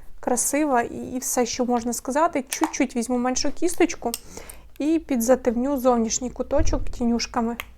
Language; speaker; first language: Ukrainian; non-native, local second language; Russian